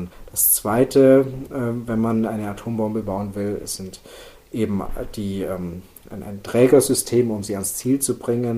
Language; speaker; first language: German; native; German